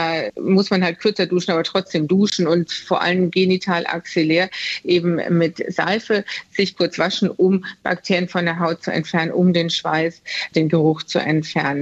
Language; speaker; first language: German; native; German